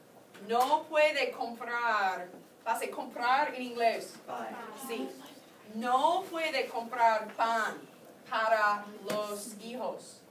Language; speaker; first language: Spanish; non-native, fluent; English